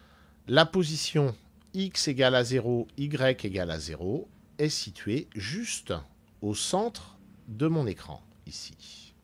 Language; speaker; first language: French; native; French